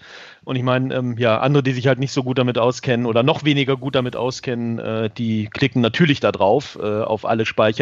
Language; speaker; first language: German; native; German